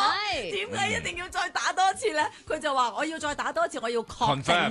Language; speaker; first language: Cantonese; native; Cantonese